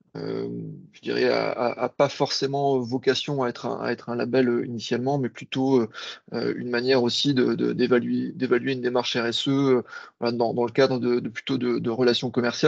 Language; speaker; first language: French; native; French